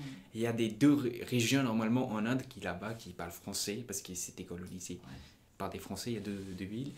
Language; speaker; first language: French; non-native, fluent; Punjabi